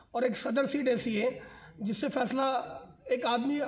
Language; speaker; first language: Hindi; native; Hindi